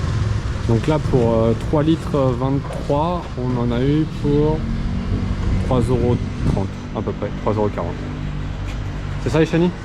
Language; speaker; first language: French; native; French